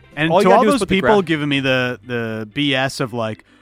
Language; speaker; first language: English; early bilingual, other home language; Italian